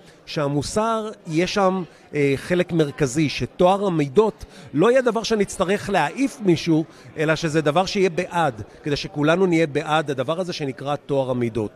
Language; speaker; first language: Hebrew; native; Hebrew